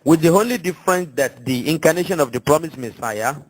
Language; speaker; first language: English; non-native, local second language; Yoruba